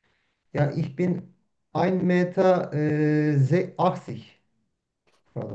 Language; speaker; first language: German; non-native, learner; Turkish